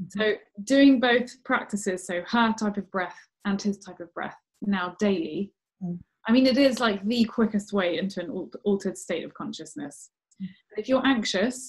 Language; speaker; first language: English; native; English